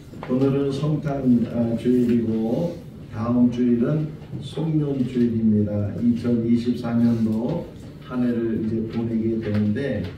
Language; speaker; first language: Korean; native; Korean